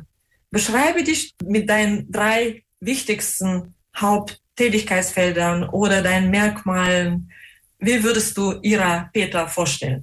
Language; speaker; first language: German; non-native, fluent; Russian